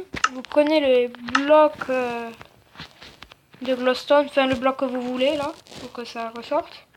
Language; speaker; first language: French; native; French